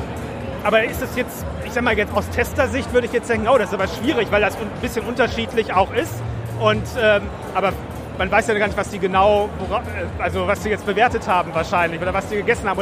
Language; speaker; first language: German; native; German